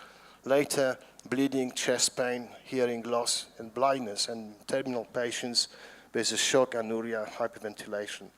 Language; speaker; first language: English; non-native, fluent; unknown